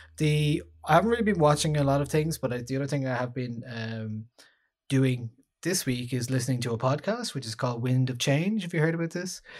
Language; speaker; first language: English; native; English